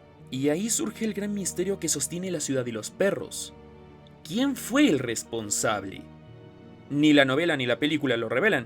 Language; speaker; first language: Spanish; native; Spanish